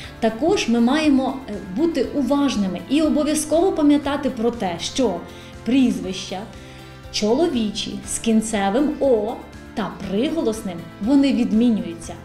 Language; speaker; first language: Ukrainian; native; Ukrainian